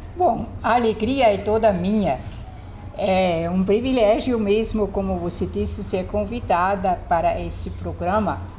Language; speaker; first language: Portuguese; non-native, fluent; German